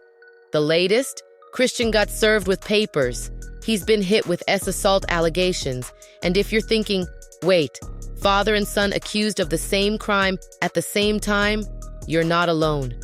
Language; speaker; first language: English; native; English